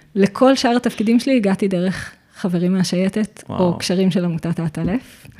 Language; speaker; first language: Hebrew; native; Hebrew